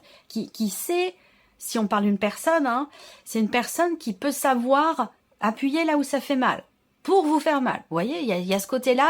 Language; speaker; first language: French; native; French